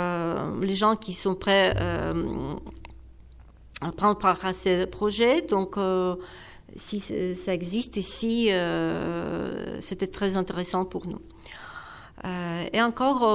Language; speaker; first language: French; non-native, fluent; Ukrainian